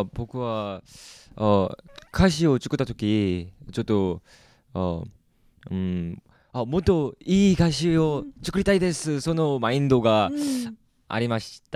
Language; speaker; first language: Japanese; non-native, learner; Korean